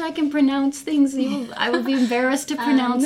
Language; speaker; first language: English; native; English